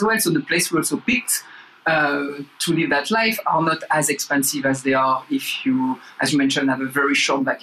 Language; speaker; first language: English; non-native, fluent; French